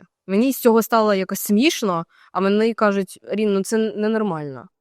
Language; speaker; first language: Ukrainian; native; Ukrainian